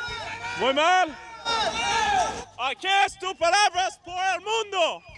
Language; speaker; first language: Spanish; non-native, learner; English